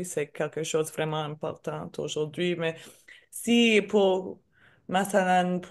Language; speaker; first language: French; non-native, learner; English